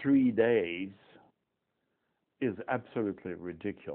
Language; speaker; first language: English; non-native, fluent; French